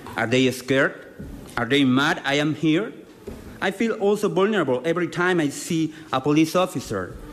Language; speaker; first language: English; non-native, fluent; Spanish